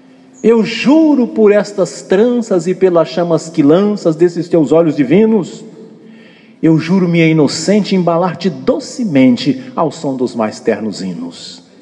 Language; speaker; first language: Portuguese; native; Portuguese